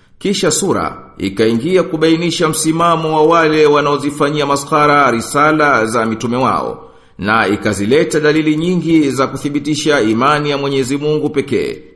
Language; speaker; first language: Swahili; native; Swahili